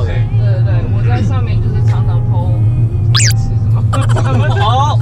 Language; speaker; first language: Chinese; early bilingual, heritage; English